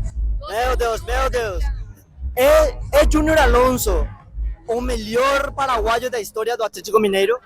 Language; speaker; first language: Portuguese; non-native, learner; Spanish